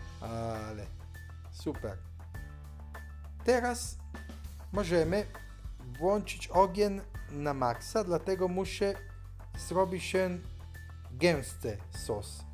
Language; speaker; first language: Polish; non-native, learner; Italian